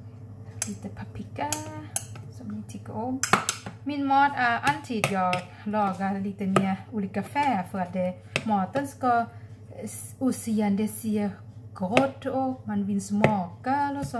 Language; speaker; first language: Swedish; non-native, learner; Thai